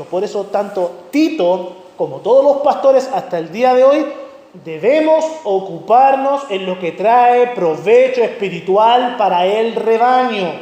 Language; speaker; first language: Spanish; native; Spanish